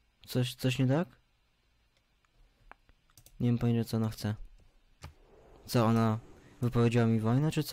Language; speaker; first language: Polish; early bilingual, heritage; Polish